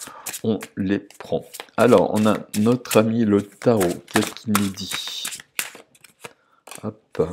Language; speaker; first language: French; native; French